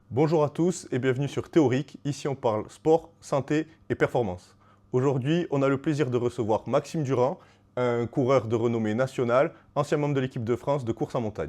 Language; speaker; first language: French; native; French